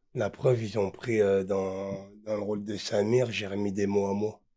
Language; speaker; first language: French; native; French